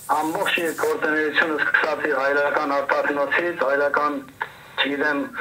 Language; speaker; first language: Armenian; early bilingual, heritage; Armenian